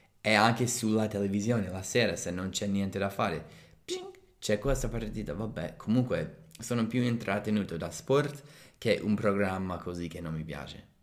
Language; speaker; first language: Italian; non-native, fluent; English